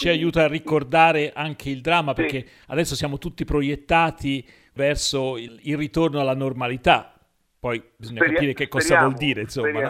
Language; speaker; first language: Italian; native; Italian